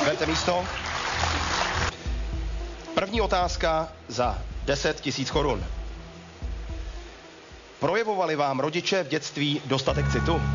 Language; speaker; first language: Czech; native; Czech